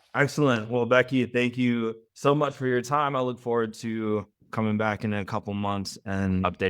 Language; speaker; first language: English; native; English